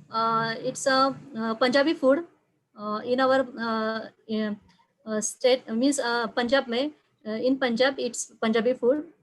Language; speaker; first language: English; non-native, local second language; Marathi